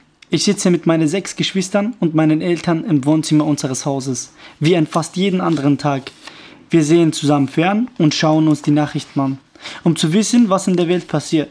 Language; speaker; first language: German; early bilingual, other home language; Kurdish